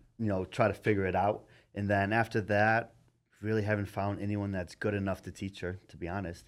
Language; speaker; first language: English; native; English